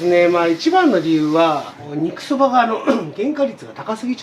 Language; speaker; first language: Japanese; native; Japanese